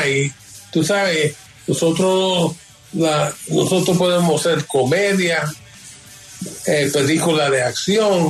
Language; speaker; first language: Spanish; early bilingual, heritage; Spanish